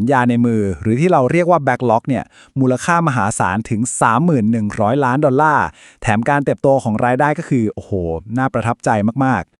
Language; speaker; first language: Thai; native; Thai